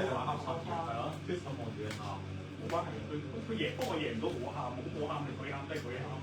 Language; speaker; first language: Cantonese; native; Cantonese